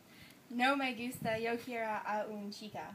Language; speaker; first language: Spanish; non-native, learner; English